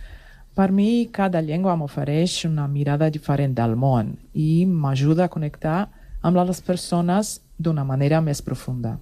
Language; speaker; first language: Catalan; non-native, learner; Portuguese